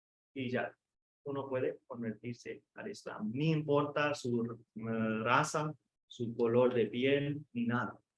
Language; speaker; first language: Spanish; non-native, fluent; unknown